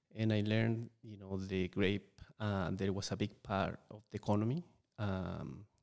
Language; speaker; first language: English; non-native, fluent; Spanish